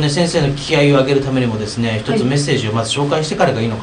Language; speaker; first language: Japanese; native; Japanese